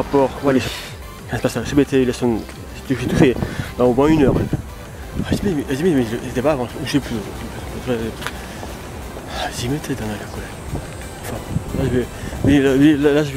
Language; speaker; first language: French; native; French